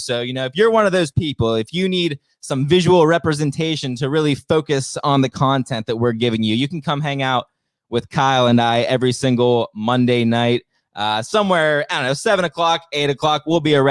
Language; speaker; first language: English; native; English